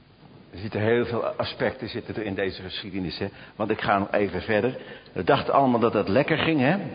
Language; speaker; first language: Dutch; native; Dutch